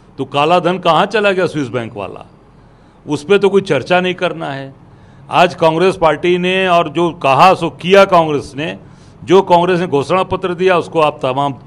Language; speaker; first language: Hindi; native; Hindi